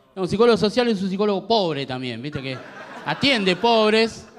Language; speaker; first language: Spanish; native; Spanish